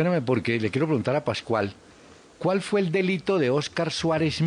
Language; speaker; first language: Spanish; native; Spanish